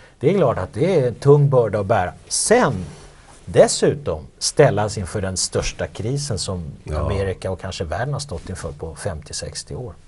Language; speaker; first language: Swedish; native; Swedish